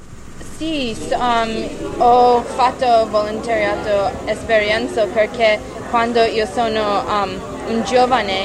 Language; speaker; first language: Italian; non-native, learner; English